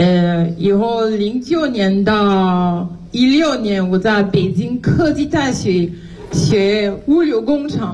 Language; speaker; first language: Chinese; non-native, fluent; French